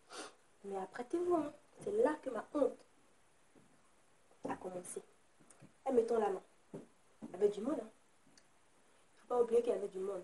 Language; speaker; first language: French; native; French